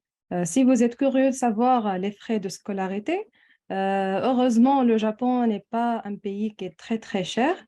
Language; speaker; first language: French; non-native, local second language; Arabic